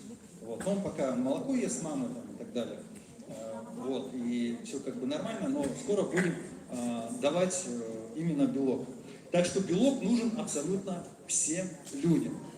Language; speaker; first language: Russian; native; Russian